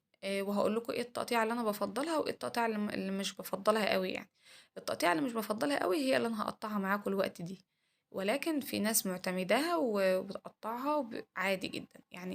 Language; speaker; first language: Arabic; native; Arabic